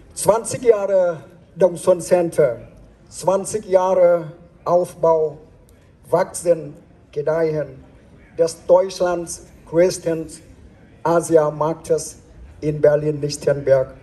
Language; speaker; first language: German; non-native, fluent; Vietnamese